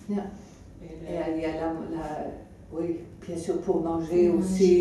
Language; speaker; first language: French; non-native, fluent; Dutch